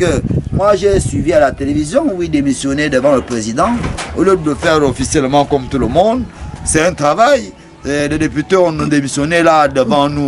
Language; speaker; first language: French; non-native, local second language; Fang